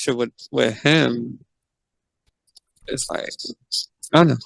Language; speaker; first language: English; native; English